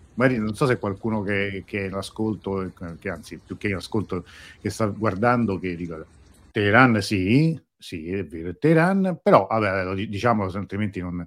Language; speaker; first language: Italian; native; Italian